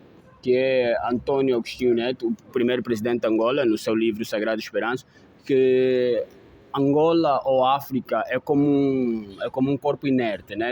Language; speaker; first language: Portuguese; native; Portuguese